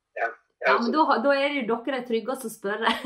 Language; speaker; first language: Norwegian; native; Norwegian